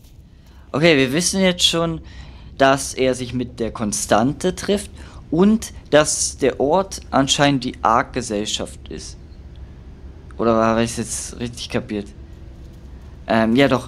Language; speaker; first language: German; native; German